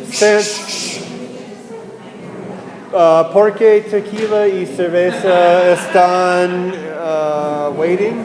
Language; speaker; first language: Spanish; non-native, learner; English